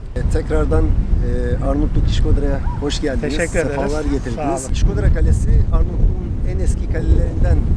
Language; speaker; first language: Turkish; non-native, fluent; Albanian